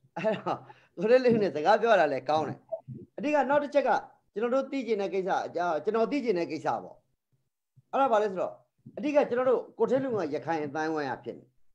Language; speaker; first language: Burmese; non-native, local second language; Rohingya